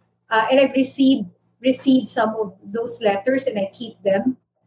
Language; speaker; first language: English; non-native, local second language; Iloko